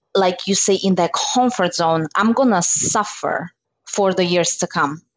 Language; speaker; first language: English; non-native, fluent; Slovak